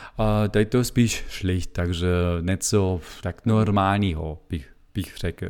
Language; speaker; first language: Czech; non-native, learner; German